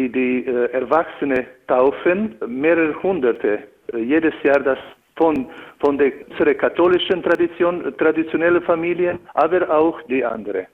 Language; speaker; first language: German; non-native, learner; Albanian